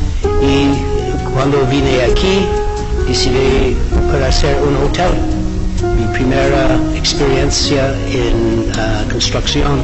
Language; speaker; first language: Spanish; non-native, fluent; English